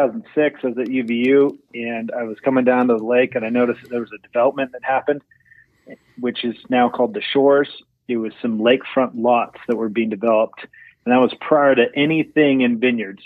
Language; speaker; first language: English; native; English